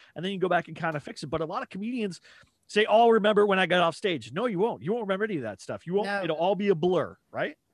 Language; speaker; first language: English; native; English